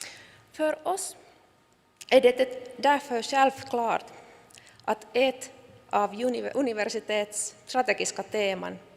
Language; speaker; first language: Swedish; non-native, local second language; Finnish